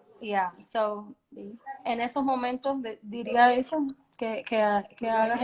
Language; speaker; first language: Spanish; early bilingual, heritage; Spanish